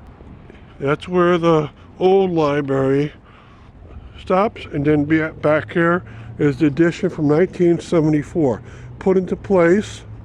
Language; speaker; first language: English; native; English